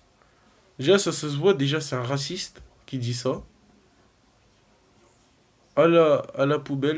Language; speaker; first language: French; native; French